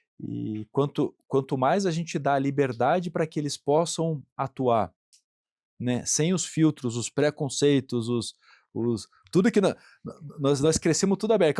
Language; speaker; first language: Portuguese; native; Portuguese